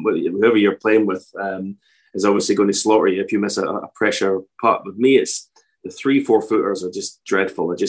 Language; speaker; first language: English; native; English